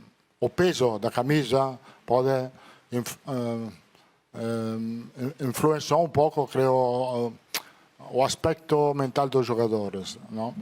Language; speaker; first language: Portuguese; non-native, learner; Italian